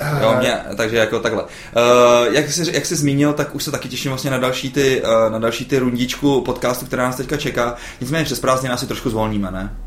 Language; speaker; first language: Czech; native; Czech